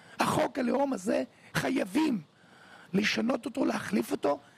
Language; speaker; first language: Hebrew; non-native, local second language; Arabic